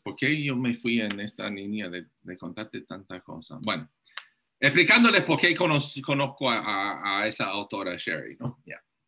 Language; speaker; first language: Spanish; non-native, fluent; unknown